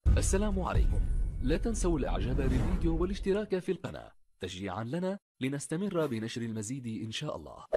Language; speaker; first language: Arabic; non-native, fluent; Turkish